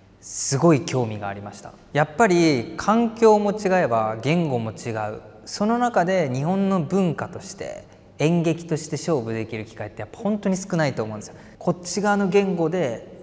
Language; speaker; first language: Japanese; native; Japanese